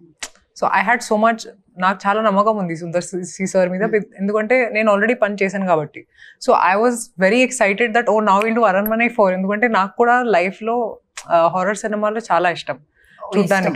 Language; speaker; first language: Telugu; non-native, fluent; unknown